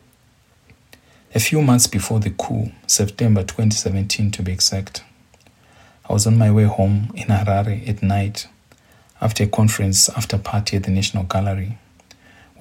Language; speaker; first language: English; non-native, local second language; Shona